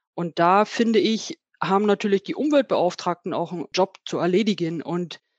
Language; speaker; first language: German; native; German